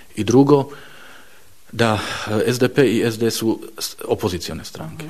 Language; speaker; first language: Bosnian; non-native, fluent; Slovak